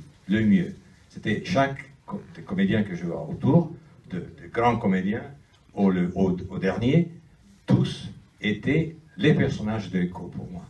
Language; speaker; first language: French; non-native, fluent; Italian